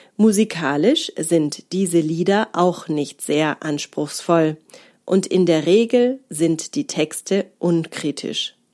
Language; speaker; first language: German; native; German